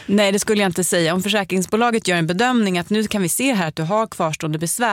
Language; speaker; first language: Swedish; native; Swedish